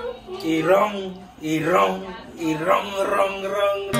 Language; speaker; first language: Spanish; early bilingual, heritage; English